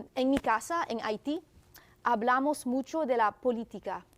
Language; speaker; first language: Spanish; non-native, learner; Haitian Creole